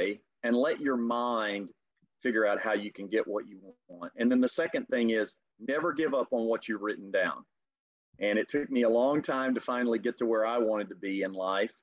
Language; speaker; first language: English; native; English